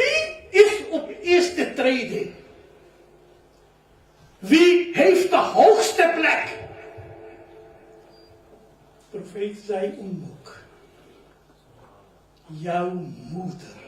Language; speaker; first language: Dutch; non-native, learner; Urdu